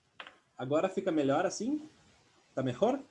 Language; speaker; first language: Portuguese; non-native, learner; Spanish